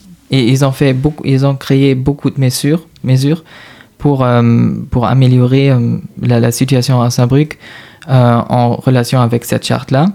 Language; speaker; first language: French; non-native, fluent; German